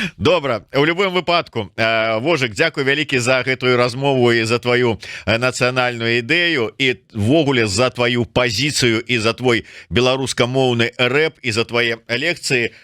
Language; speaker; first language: Belarusian; non-native, local second language; Russian